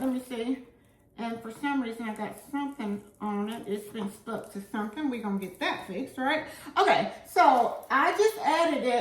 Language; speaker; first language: English; native; English